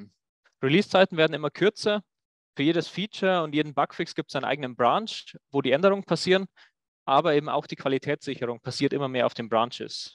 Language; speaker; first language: German; native; German